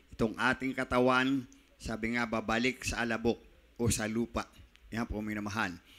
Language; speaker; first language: Filipino; native; Filipino